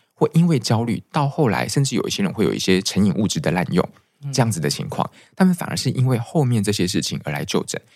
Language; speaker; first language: Chinese; native; Chinese